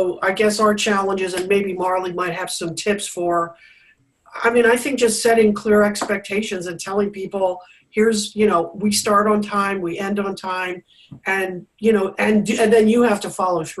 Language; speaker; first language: English; native; English